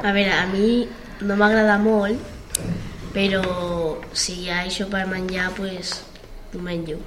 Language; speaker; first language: Catalan; non-native, local second language; Spanish